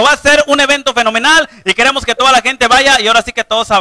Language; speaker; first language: Spanish; native; Spanish